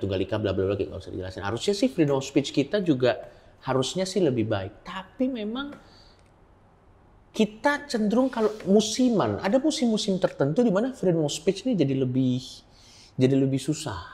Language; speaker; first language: Indonesian; native; Indonesian